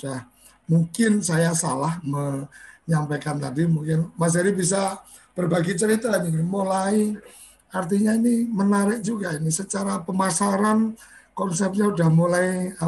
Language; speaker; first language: Malay; native; Malay